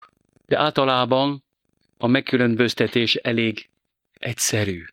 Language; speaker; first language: Hungarian; non-native, fluent; French